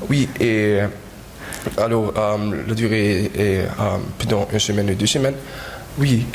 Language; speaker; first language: French; non-native, learner; German